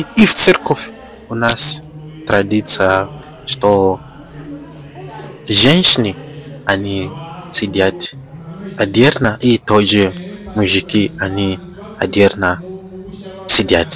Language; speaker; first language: Russian; non-native, learner; Bemba